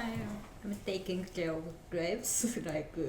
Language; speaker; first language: English; non-native, learner; Japanese